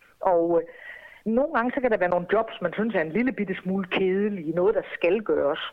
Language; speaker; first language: Danish; native; Danish